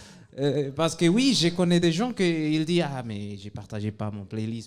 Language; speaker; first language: French; non-native, fluent; Spanish